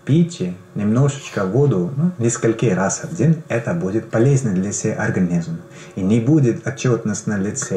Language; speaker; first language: Russian; non-native, learner; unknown